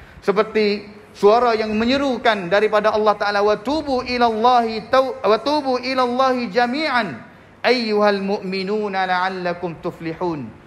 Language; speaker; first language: Malay; native; Malay